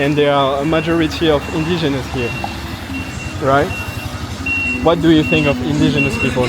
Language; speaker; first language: English; non-native, learner; French